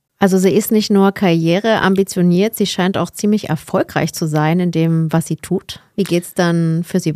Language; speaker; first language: German; native; German